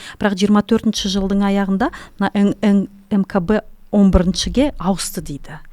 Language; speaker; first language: Kazakh; non-native, local second language; Russian